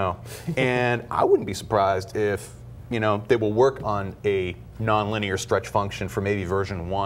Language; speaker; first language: English; native; English